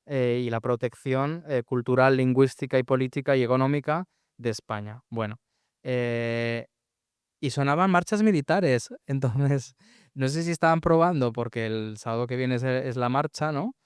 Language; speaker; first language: Spanish; native; Spanish